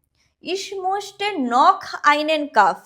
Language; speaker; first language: German; non-native, fluent; Hindi